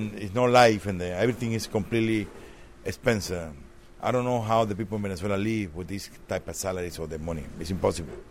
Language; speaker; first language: English; non-native, fluent; Spanish